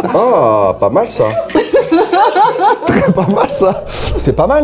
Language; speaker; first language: French; native; French